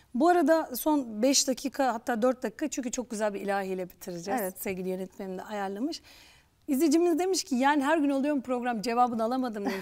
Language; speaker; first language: Turkish; native; Turkish